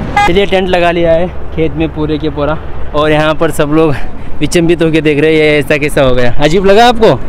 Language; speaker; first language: Hindi; native; Hindi